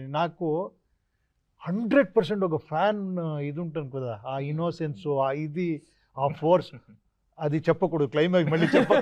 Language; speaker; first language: Telugu; non-native, local second language; Kannada